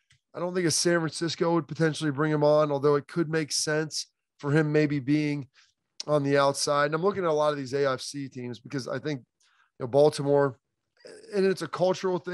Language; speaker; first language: English; native; English